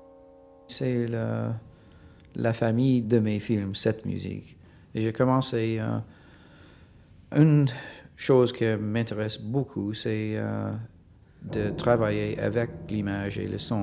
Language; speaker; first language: French; non-native, fluent; English